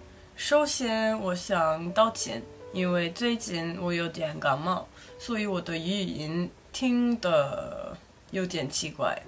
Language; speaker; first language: Chinese; non-native, learner; Icelandic